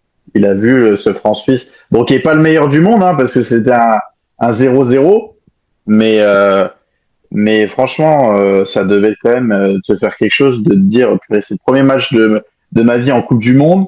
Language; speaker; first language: French; native; French